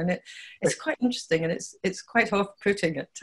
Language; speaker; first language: English; native; English